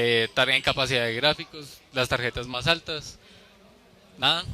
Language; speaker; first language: Spanish; native; Spanish